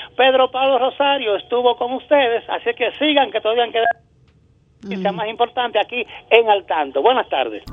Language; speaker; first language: Spanish; native; Spanish